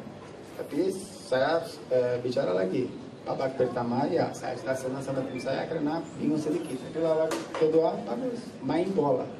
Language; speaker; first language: Indonesian; non-native, learner; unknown